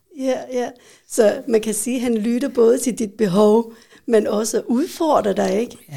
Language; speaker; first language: Danish; early bilingual, other home language; Vietnamese